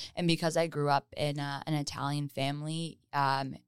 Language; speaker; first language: English; native; English